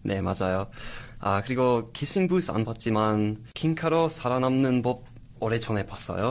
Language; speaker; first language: Korean; non-native, learner; English